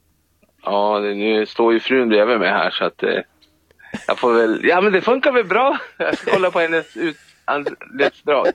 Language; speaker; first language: Swedish; native; Swedish